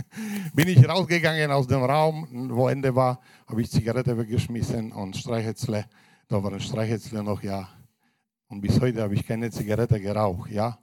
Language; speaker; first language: German; non-native, fluent; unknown